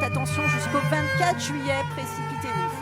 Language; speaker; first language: French; native; French